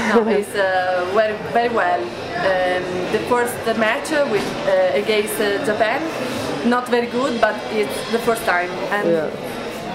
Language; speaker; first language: English; non-native, learner; Italian